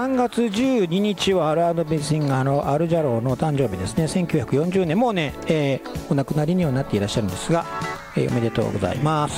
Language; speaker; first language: Japanese; native; Japanese